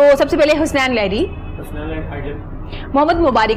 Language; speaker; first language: Urdu; native; Urdu